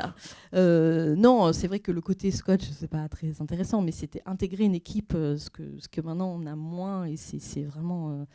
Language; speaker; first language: French; native; French